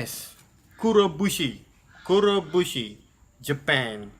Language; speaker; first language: English; non-native, local second language; Malay